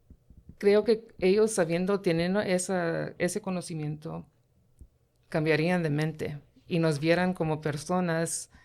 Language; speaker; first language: Spanish; early bilingual, heritage; Spanish